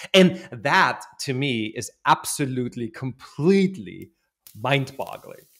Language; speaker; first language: English; non-native, fluent; German